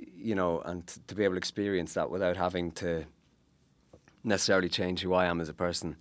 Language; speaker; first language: English; native; English